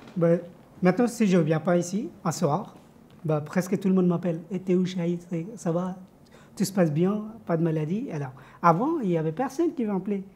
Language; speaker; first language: French; non-native, fluent; Bangla